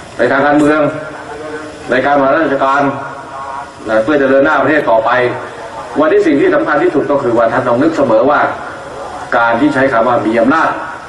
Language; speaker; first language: Thai; native; Thai